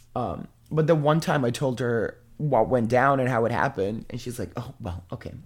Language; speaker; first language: English; non-native, fluent; Italian